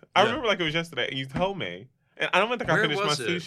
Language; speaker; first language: English; native; English